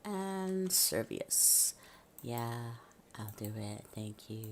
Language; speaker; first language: English; native; English